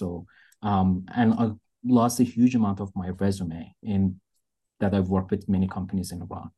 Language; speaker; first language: English; non-native, fluent; Persian